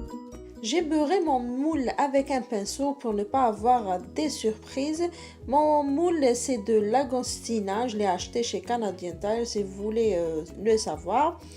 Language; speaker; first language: French; non-native, local second language; Arabic